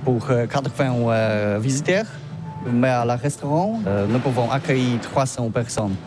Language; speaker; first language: French; non-native, learner; Polish